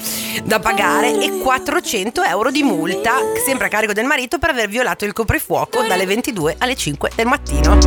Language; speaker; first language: Italian; native; Italian